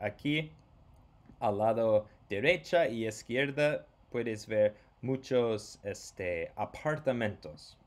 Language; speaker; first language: Spanish; non-native, fluent; English